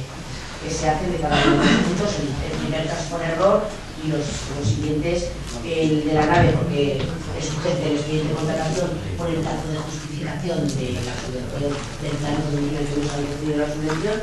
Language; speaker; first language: Spanish; native; Spanish